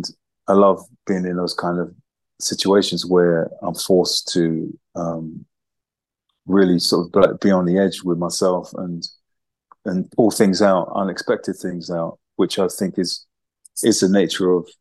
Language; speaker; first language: English; native; English